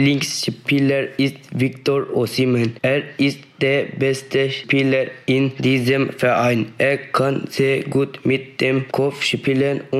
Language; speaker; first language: German; non-native, learner; Turkish